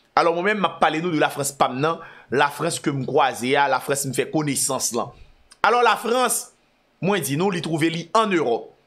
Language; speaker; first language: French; non-native, local second language; Haitian Creole